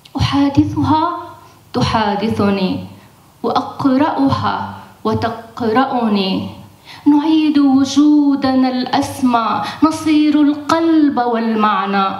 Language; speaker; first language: Arabic; native; Arabic